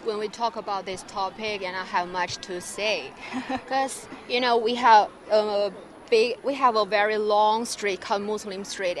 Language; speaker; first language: English; non-native, learner; Chinese